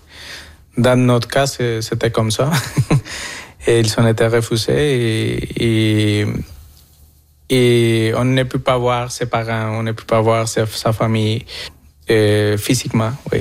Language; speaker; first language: French; non-native, fluent; Spanish